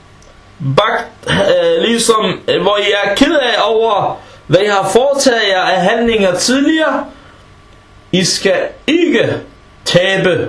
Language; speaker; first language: Danish; early bilingual, other home language; Arabic